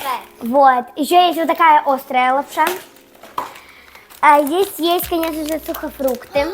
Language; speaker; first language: Russian; native; Russian